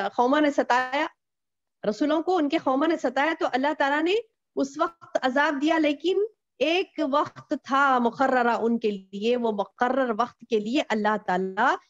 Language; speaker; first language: Hindi; native; Hindi